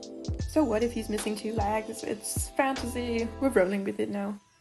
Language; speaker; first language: English; non-native, fluent; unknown